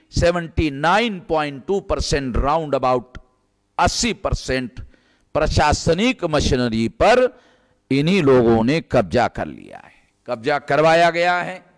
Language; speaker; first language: Hindi; non-native, local second language; Marathi